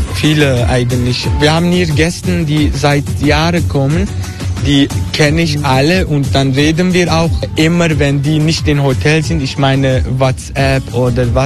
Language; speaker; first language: German; non-native, learner; Turkish